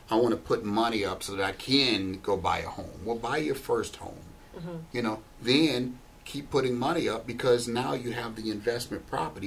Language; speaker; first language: English; native; English